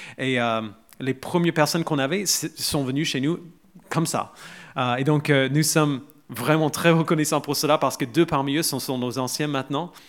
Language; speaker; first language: French; non-native, fluent; English